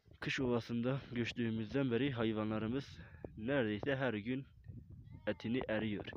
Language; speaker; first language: Turkish; non-native, local second language; Kurdish